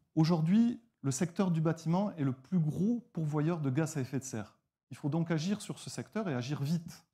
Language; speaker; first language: French; native; French